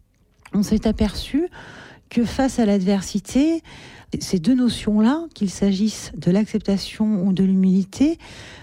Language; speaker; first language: French; native; French